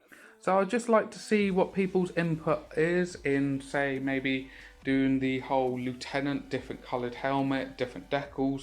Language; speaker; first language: English; native; English